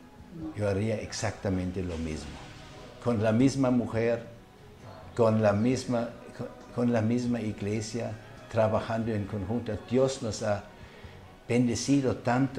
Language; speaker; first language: Spanish; non-native, fluent; German